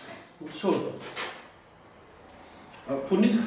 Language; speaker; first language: Dutch; non-native, learner; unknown